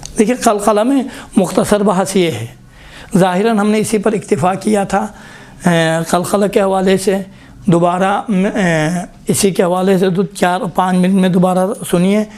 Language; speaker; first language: Urdu; non-native, local second language; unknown